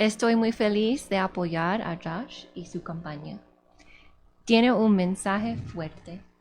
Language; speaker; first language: Spanish; early bilingual, heritage; Spanish